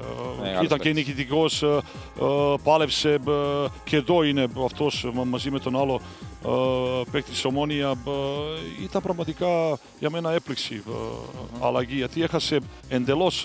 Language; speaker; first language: Greek; non-native, fluent; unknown